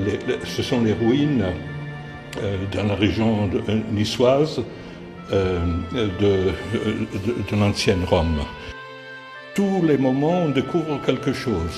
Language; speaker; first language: French; non-native, fluent; Italian